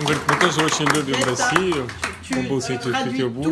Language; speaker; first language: Russian; native; Russian